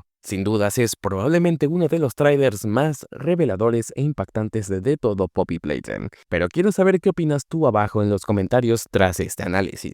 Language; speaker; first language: Spanish; native; Spanish